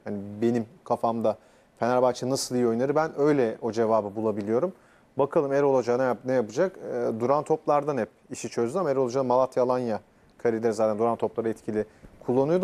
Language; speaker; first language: Turkish; native; Turkish